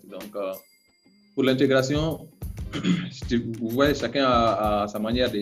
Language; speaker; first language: French; non-native, local second language; Bambara